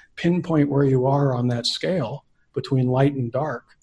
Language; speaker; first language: English; native; English